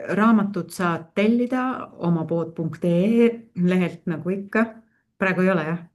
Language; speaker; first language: Estonian; native; Estonian